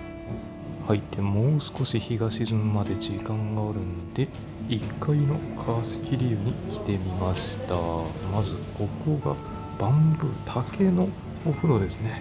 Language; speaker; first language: Japanese; native; Japanese